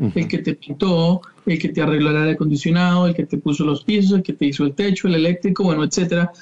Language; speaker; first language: Spanish; native; Spanish